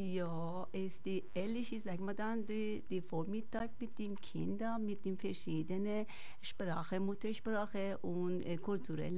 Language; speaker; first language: German; non-native, learner; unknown